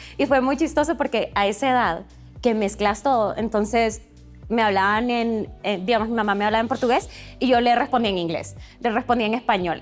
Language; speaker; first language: Spanish; early bilingual, other home language; Portuguese